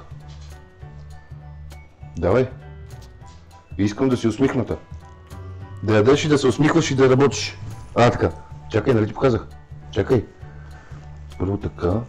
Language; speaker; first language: Bulgarian; native; Bulgarian